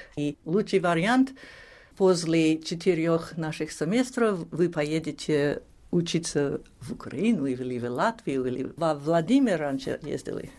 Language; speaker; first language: Russian; non-native, fluent; English